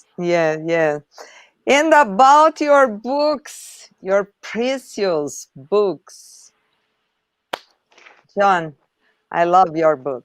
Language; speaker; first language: English; non-native, learner; Portuguese